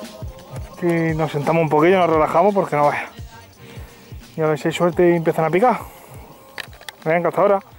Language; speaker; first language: Spanish; native; Spanish